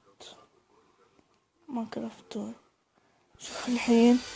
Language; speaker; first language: Arabic; native; Arabic